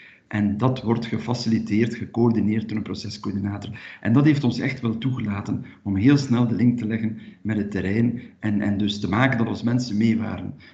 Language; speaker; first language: Dutch; native; Dutch